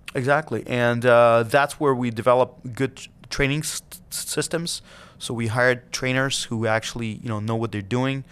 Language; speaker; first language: English; non-native, fluent; Russian